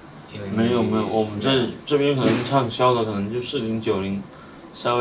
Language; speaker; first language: Chinese; native; Chinese